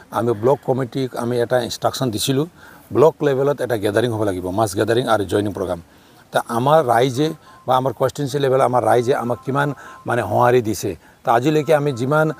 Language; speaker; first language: Assamese; non-native, local second language; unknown